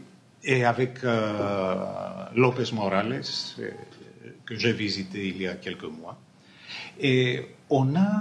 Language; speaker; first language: French; non-native, fluent; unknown